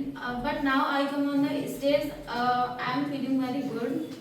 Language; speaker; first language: English; non-native, learner; Hindi